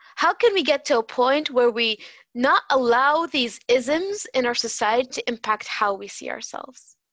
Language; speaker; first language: English; native; English